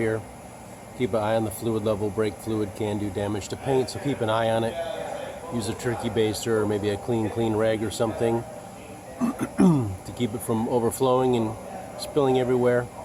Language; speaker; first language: English; native; English